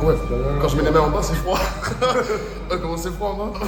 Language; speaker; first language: French; native; French